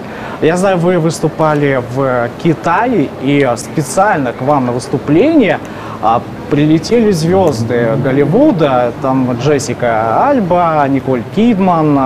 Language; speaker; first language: Russian; native; Russian